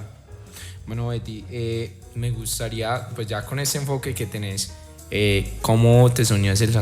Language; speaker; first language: Spanish; native; Spanish